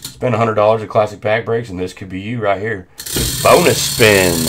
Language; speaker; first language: English; native; English